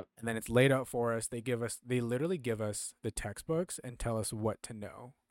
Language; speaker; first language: English; early bilingual, other home language; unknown